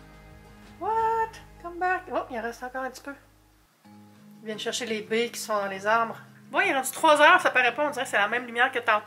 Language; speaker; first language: French; native; French